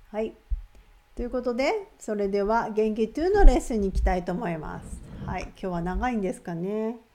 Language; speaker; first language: Japanese; native; Japanese